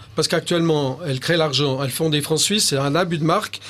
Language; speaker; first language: French; native; French